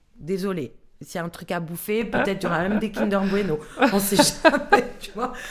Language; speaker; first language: French; native; French